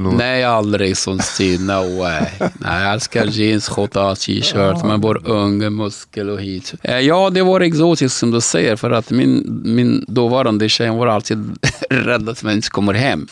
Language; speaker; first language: Swedish; non-native, fluent; Arabic